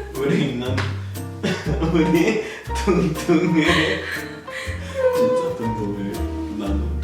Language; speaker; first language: Korean; non-native, learner; English